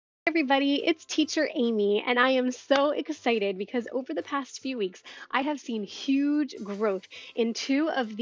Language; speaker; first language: English; native; English